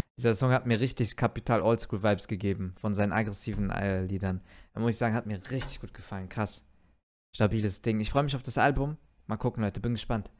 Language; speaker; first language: German; early bilingual, other home language; Turkish